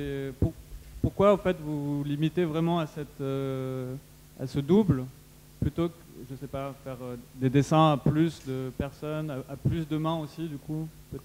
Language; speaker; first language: French; native; French